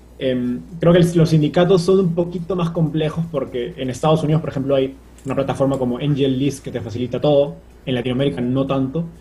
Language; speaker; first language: Spanish; native; Spanish